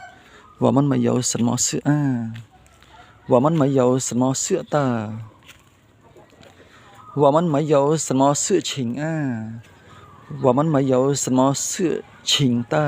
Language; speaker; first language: Chinese; non-native, learner; Khmer